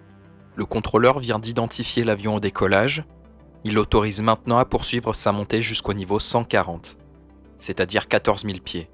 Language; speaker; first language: French; native; French